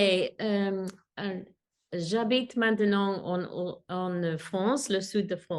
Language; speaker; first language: French; non-native, learner; English